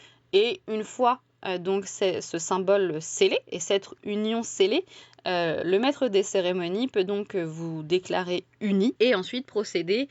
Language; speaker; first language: French; native; French